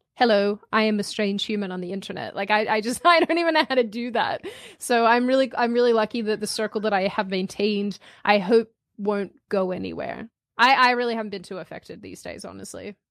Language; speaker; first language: English; native; English